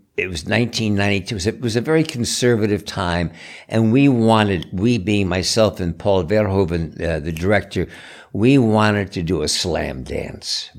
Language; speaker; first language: English; native; English